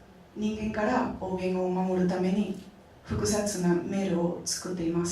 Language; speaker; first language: Japanese; non-native, fluent; Spanish